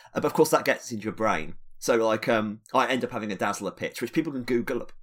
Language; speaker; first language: English; native; English